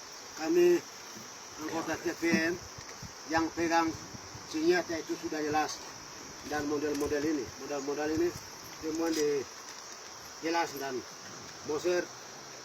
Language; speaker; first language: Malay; non-native, local second language; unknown